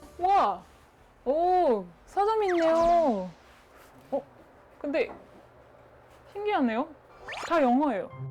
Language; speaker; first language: Korean; non-native, fluent; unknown